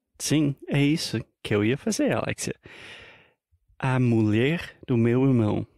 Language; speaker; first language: Portuguese; non-native, fluent; English